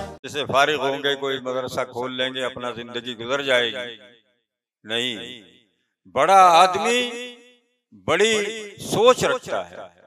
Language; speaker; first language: Urdu; native; Urdu